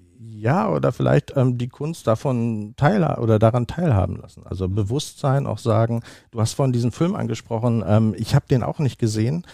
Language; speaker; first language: German; native; German